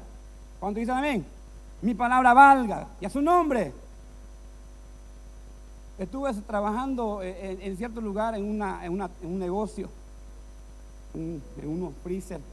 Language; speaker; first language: Spanish; native; Spanish